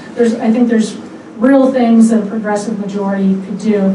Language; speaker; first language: English; native; English